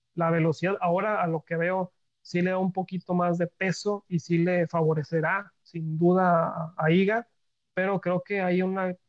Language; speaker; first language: Spanish; native; Spanish